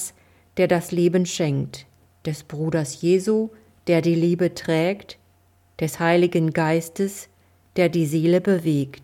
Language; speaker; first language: German; native; German